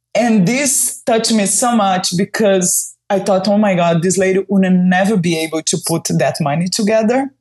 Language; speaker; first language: English; non-native, fluent; Portuguese